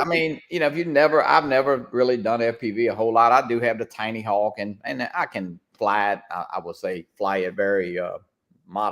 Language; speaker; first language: English; native; English